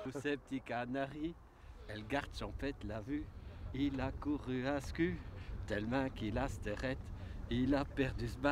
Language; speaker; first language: French; native; French